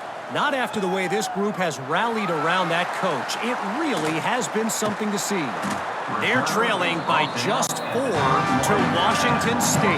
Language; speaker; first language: English; native; English